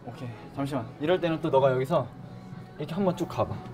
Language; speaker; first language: Korean; native; Korean